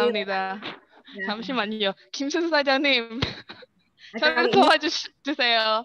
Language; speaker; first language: Korean; non-native, learner; Indonesian